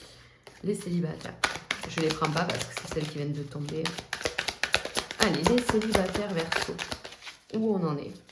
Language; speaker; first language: French; native; French